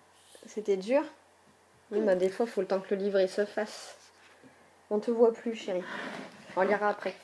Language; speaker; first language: French; native; French